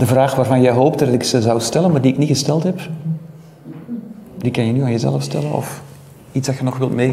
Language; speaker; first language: Dutch; native; Dutch